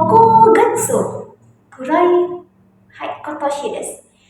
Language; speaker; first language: Japanese; non-native, learner; Indonesian